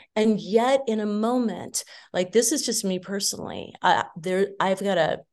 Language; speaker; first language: English; native; English